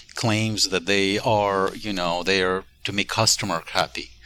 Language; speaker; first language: English; non-native, fluent; Ukrainian